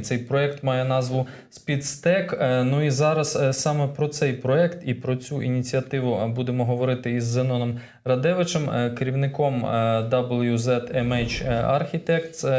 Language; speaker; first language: Ukrainian; native; Ukrainian